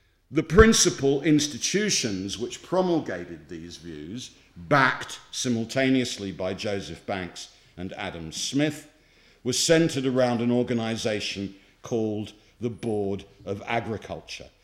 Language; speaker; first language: English; native; English